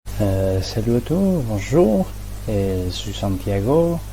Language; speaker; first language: French; non-native, learner; Spanish